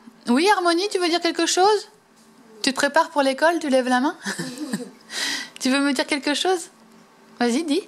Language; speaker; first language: French; native; French